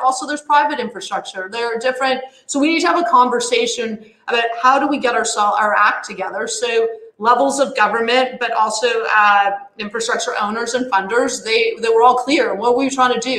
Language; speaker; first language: English; native; English